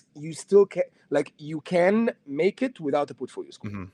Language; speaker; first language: English; non-native, fluent; Arabic